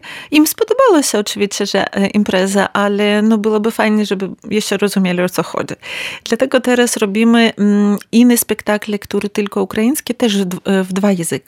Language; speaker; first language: Polish; non-native, learner; Ukrainian